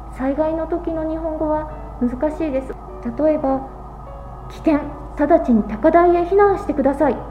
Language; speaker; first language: Japanese; native; Japanese